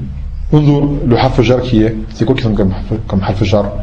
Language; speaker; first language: Arabic; non-native, fluent; French